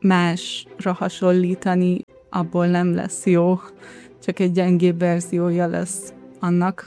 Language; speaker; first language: Hungarian; early bilingual, other home language; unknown